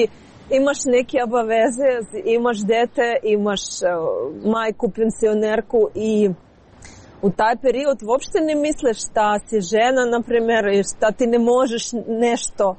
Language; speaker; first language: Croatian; non-native, learner; Ukrainian